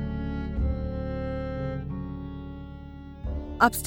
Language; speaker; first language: English; non-native, local second language; Ganda